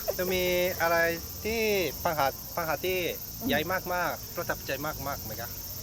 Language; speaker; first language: Thai; non-native, learner; Japanese